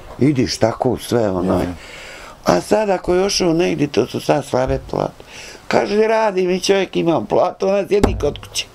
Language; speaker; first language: Bosnian; native; Bosnian